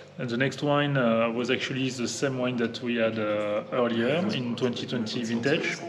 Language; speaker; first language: English; non-native, fluent; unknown